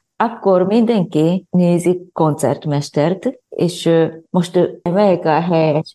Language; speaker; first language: Hungarian; non-native, learner; Japanese